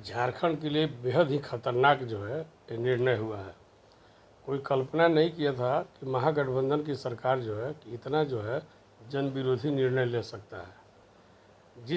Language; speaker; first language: Hindi; native; Hindi